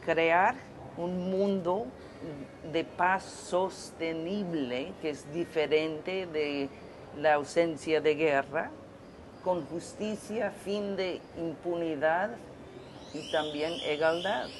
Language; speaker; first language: Spanish; non-native, fluent; English